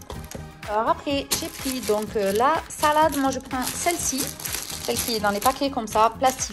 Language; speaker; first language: French; native; French